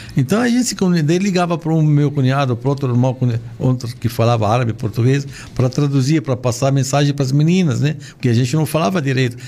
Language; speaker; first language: Portuguese; non-native, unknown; Arabic